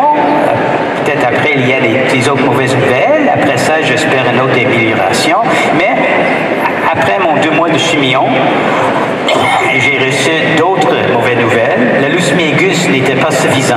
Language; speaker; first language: French; non-native, fluent; English